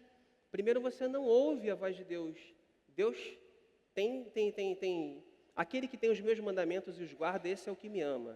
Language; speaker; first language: Portuguese; native; Portuguese